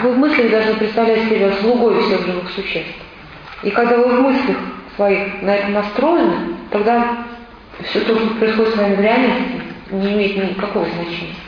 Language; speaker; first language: Russian; native; Russian